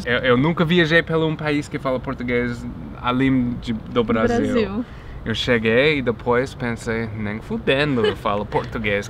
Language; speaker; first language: Portuguese; non-native, fluent; English